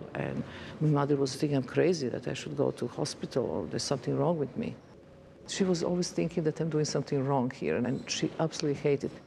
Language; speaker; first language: English; non-native, fluent; Serbian